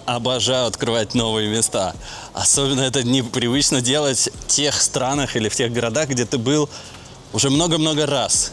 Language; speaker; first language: Russian; native; Russian